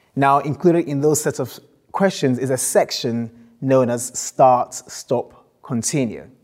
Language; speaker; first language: English; non-native, local second language; Akan